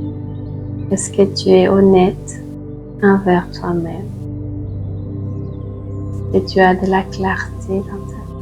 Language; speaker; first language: French; native; French